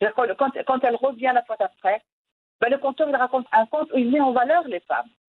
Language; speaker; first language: French; non-native, local second language; Arabic